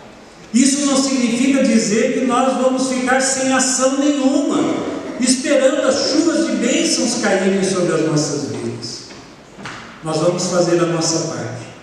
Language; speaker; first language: Portuguese; native; Portuguese